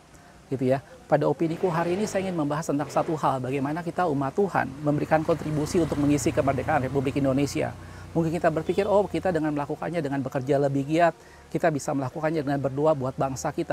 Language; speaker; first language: Indonesian; native; Indonesian